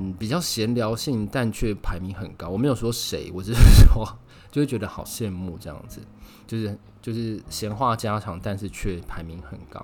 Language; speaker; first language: Chinese; native; Chinese